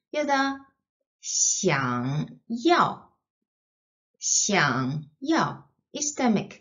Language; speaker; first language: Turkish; non-native, fluent; Chinese